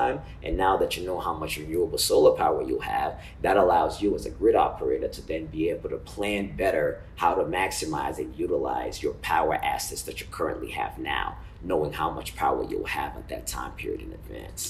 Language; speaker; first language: English; non-native, local second language; Ganda